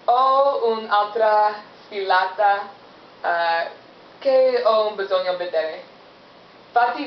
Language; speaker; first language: Italian; non-native, learner; English